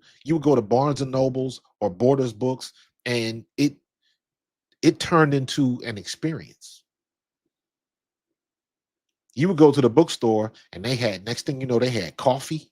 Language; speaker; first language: English; native; English